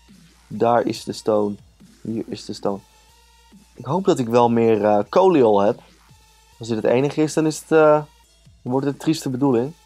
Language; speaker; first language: Dutch; native; Dutch